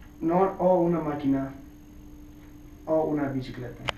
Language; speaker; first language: Italian; non-native, learner; English